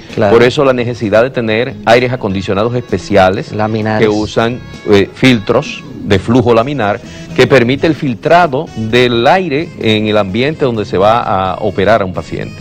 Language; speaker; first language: Spanish; native; Spanish